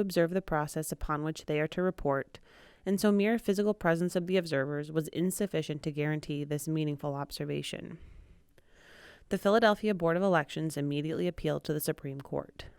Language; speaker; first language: English; native; English